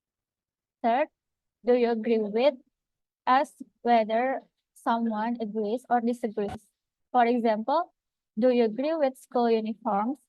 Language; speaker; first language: English; non-native, fluent; Indonesian